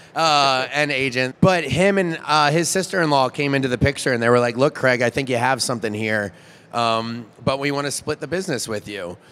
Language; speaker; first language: English; native; English